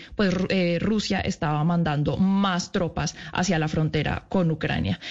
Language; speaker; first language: Spanish; native; Spanish